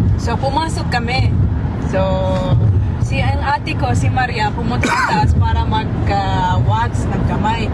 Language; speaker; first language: Filipino; early bilingual, heritage; Arabic